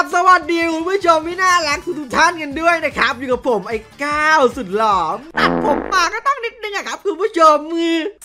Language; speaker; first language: Thai; native; Thai